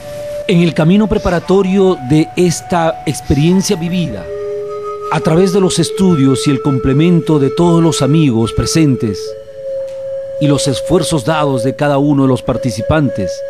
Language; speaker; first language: Spanish; native; Spanish